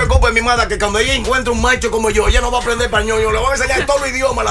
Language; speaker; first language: Spanish; native; Spanish